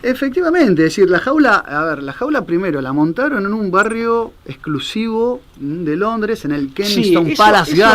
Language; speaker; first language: Spanish; native; Spanish